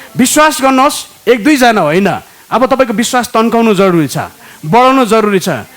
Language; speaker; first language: Nepali; native; Nepali